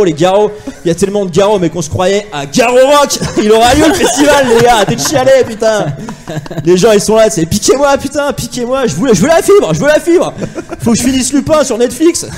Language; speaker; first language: French; native; French